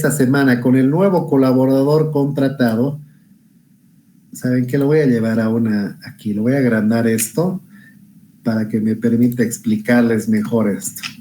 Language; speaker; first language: Spanish; native; Spanish